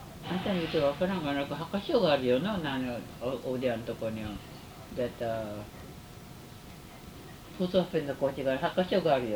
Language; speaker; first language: Japanese; early bilingual, heritage; Japanese